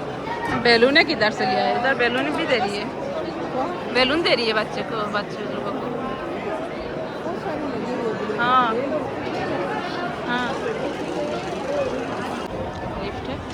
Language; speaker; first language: Hindi; non-native, learner; Bangla